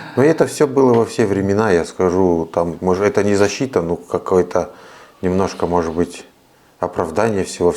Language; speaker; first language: Russian; native; Russian